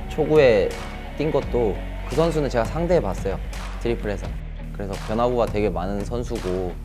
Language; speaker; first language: Korean; native; Korean